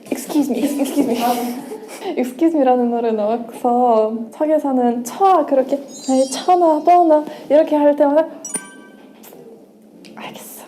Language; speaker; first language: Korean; non-native, fluent; Russian